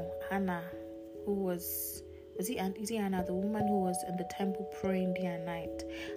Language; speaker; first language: English; non-native, local second language; Yoruba